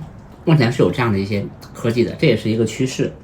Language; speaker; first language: Chinese; native; Chinese